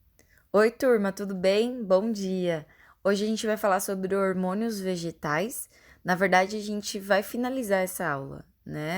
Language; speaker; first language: Portuguese; native; Portuguese